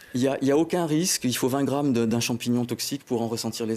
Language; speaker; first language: French; native; French